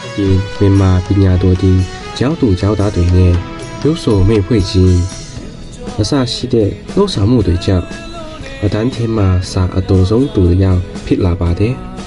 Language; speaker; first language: Burmese; non-native, learner; Chinese